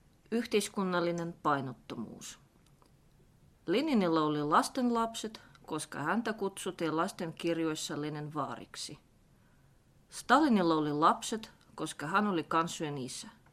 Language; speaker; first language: Finnish; non-native, fluent; Russian